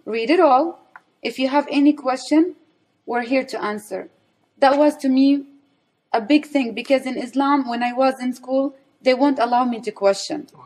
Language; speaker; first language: English; non-native, fluent; Arabic